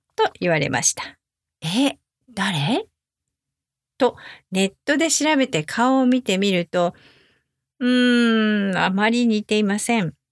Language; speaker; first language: Japanese; native; Japanese